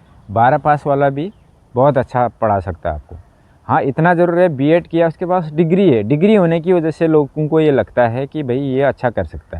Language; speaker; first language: Hindi; native; Hindi